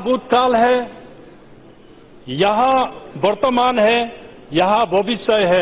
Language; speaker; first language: Hindi; non-native, local second language; Adi